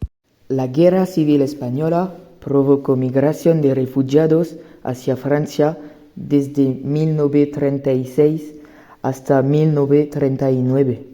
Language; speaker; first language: Spanish; non-native, learner; French